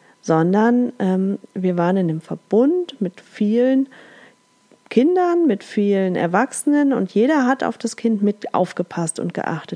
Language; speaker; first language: German; native; German